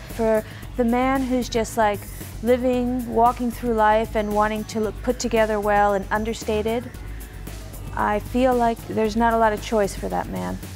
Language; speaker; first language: English; native; English